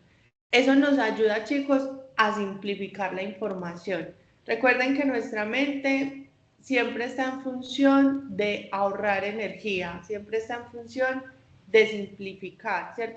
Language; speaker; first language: Spanish; native; Spanish